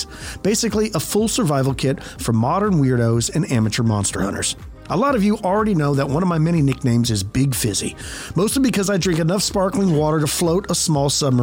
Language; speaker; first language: English; native; English